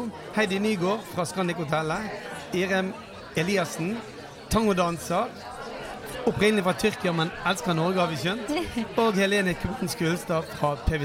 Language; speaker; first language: Norwegian; native; Norwegian